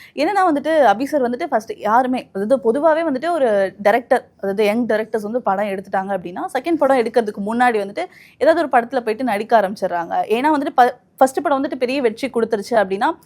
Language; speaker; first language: Tamil; native; Tamil